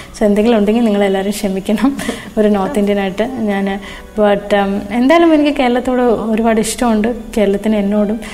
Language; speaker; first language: Malayalam; early bilingual, other home language; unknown